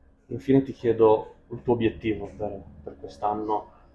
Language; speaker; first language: Italian; native; Italian